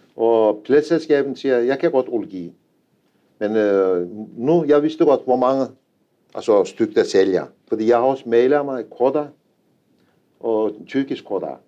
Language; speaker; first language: Danish; non-native, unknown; Turkish